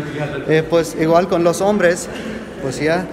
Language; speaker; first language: Spanish; non-native, fluent; Urdu